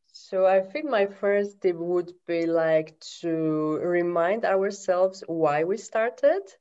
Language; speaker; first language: English; non-native, fluent; Polish